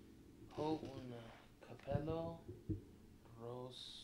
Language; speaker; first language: Italian; non-native, learner; English